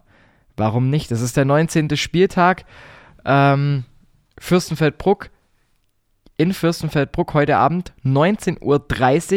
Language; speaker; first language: German; native; German